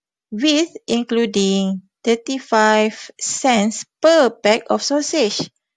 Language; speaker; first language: English; non-native, local second language; Malay